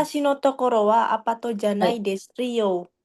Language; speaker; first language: Japanese; non-native, learner; Indonesian